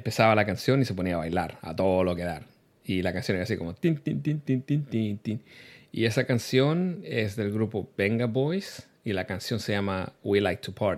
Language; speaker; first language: Spanish; early bilingual, heritage; Spanish